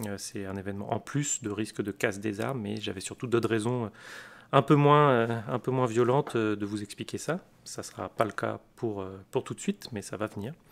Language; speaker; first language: French; native; French